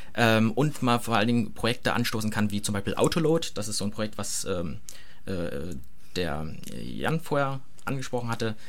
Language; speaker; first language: German; native; German